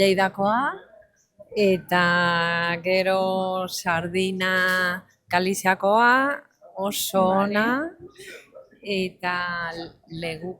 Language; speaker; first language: Basque; non-native, learner; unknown